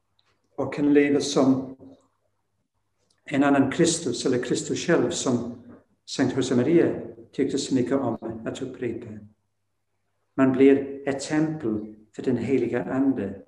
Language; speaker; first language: Swedish; non-native, fluent; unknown